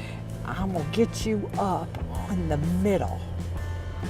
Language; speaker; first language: English; native; English